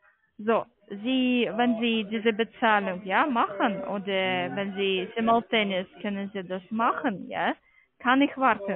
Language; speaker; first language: German; non-native, learner; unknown